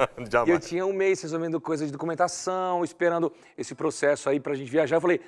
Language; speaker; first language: Portuguese; native; Portuguese